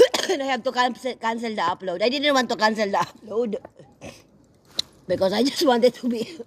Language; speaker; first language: English; non-native, local second language; Filipino